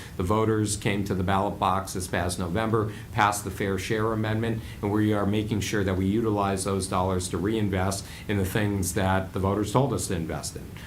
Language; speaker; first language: English; native; English